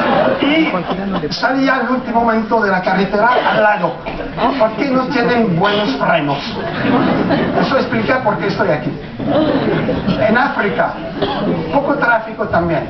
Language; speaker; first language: Spanish; non-native, fluent; French